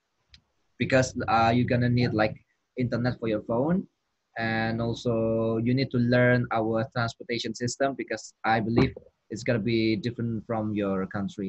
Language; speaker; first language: English; non-native, fluent; Indonesian